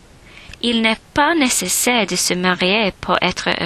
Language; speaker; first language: French; non-native, learner; English